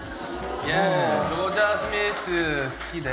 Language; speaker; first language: Japanese; non-native, learner; Korean